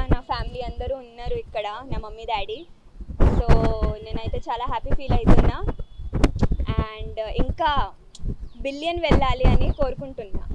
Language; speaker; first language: Telugu; early bilingual, heritage; Telugu